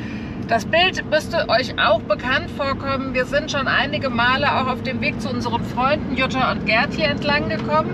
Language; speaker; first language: German; native; German